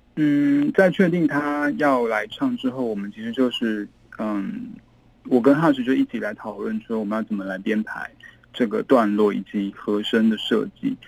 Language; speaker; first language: Chinese; native; Chinese